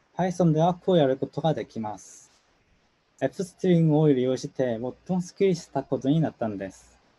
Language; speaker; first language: Japanese; non-native, learner; Korean